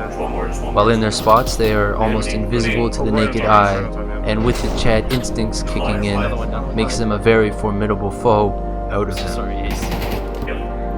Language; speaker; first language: English; native; English